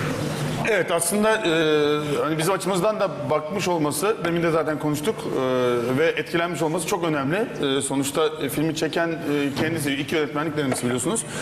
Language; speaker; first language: Turkish; native; Turkish